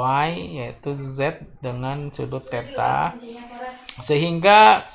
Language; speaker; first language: Indonesian; native; Indonesian